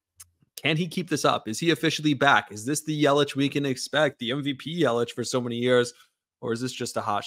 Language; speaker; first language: English; native; English